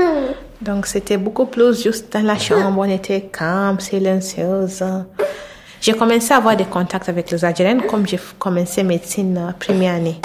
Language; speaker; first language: French; non-native, learner; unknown